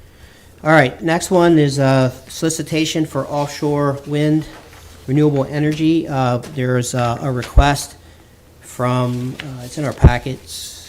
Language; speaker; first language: English; native; English